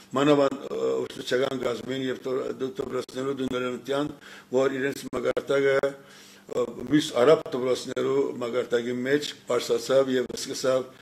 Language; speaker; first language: Armenian; early bilingual, heritage; Armenian